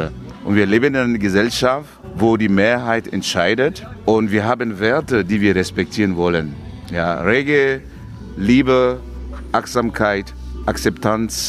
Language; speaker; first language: German; non-native, fluent; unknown